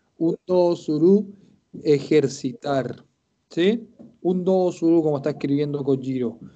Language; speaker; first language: Spanish; native; Spanish